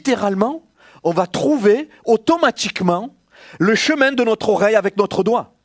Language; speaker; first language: French; native; French